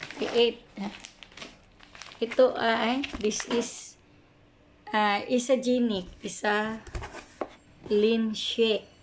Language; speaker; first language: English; non-native, learner; Filipino